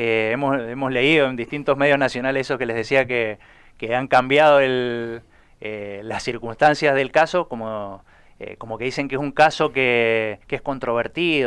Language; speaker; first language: Spanish; native; Spanish